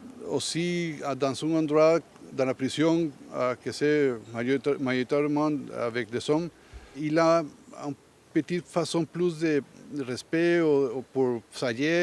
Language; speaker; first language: French; non-native, learner; Spanish